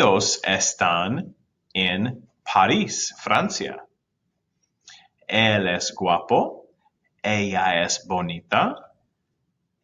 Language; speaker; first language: Spanish; non-native, fluent; English